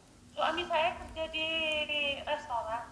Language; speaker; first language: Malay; non-native, local second language; Javanese